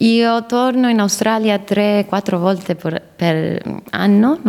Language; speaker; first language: Italian; non-native, fluent; English